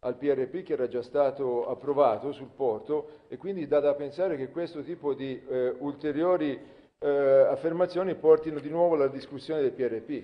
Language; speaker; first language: Italian; native; Italian